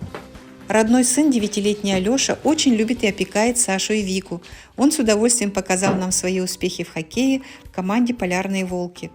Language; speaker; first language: Russian; native; Russian